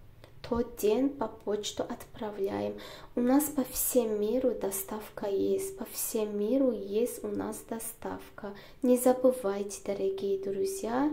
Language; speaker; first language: Russian; non-native, learner; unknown